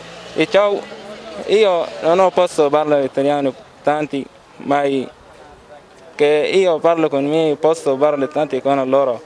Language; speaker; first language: Italian; non-native, learner; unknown